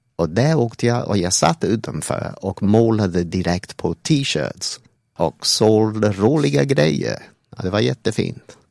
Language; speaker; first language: Swedish; non-native, fluent; English